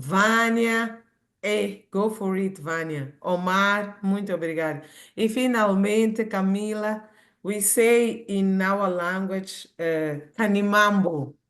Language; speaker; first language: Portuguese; non-native, local second language; Tsonga